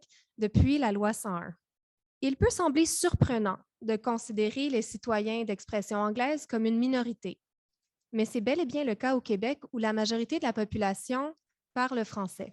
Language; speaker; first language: French; native; French